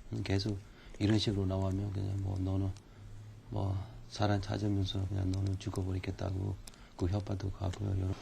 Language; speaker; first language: Korean; non-native, fluent; Burmese